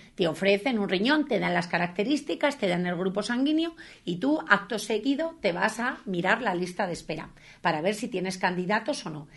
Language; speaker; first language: Spanish; native; Spanish